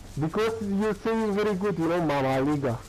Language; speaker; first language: English; non-native, learner; Romanian